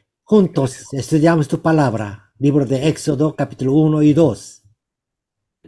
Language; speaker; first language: Spanish; non-native, learner; Korean